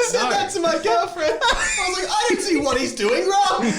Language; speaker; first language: English; native; English